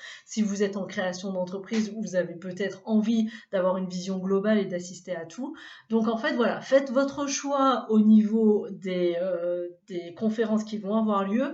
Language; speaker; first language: French; native; French